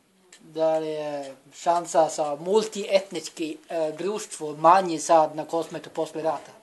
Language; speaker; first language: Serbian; non-native, learner; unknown